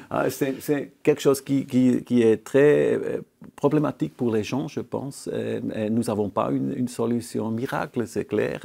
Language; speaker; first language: French; non-native, local second language; German